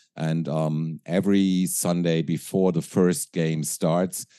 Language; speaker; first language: English; non-native, fluent; German